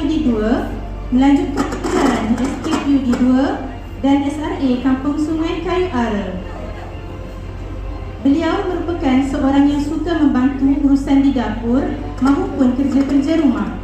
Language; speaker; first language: Malay; native; Malay